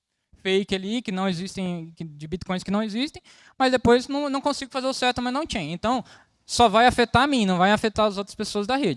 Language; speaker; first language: Portuguese; native; Portuguese